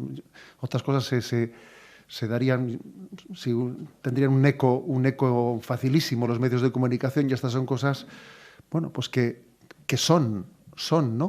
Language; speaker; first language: Spanish; native; Spanish